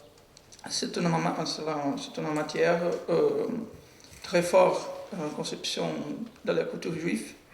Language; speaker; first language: French; non-native, learner; Portuguese